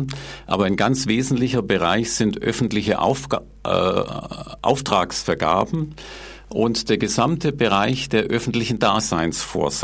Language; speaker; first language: German; native; German